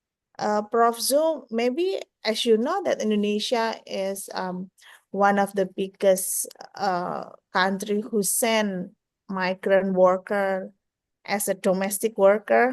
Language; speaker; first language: English; non-native, fluent; Indonesian